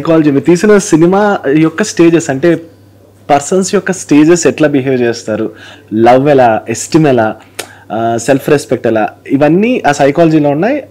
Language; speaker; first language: Telugu; native; Telugu